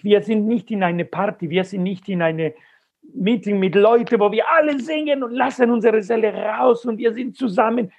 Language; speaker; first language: German; non-native, fluent; Spanish